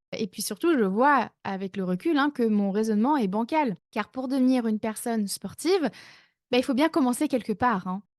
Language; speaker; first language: French; native; French